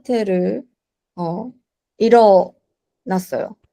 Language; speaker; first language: Korean; non-native, learner; Chinese